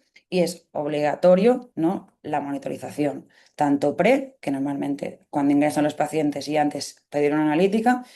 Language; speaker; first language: Spanish; native; Spanish